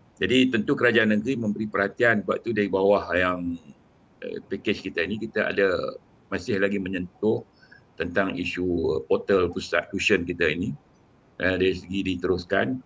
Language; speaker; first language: Malay; native; Malay